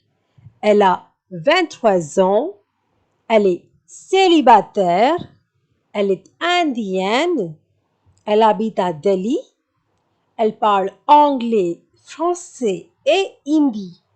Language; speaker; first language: French; non-native, fluent; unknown